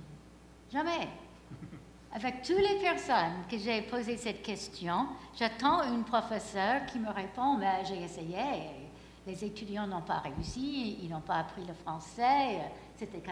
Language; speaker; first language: French; non-native, fluent; English